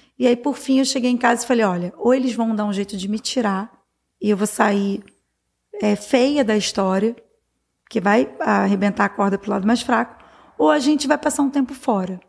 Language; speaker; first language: Portuguese; native; Portuguese